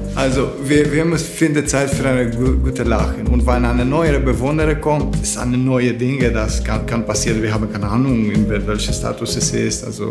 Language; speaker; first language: German; non-native, learner; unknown